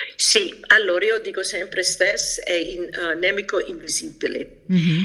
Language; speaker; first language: Italian; early bilingual, heritage; Italian